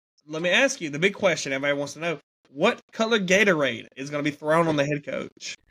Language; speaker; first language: English; native; English